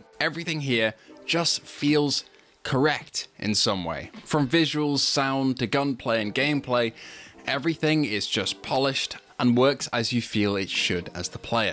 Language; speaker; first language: English; native; English